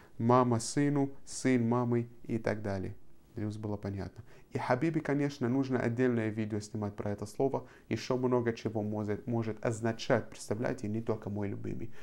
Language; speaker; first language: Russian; non-native, fluent; Arabic